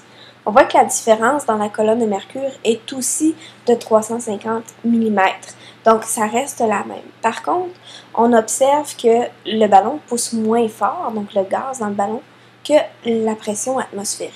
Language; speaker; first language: French; native; French